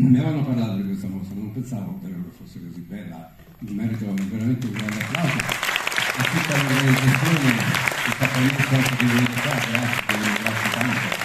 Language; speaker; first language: Italian; early bilingual, heritage; Italian